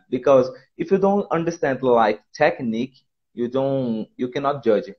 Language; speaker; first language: English; non-native, fluent; Portuguese